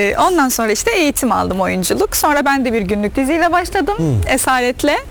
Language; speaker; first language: Turkish; non-native, fluent; Arabic